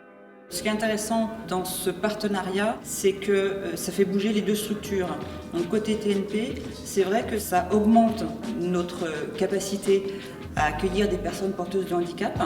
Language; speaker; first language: French; native; French